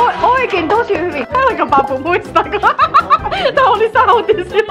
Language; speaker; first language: Finnish; non-native, learner; Chinese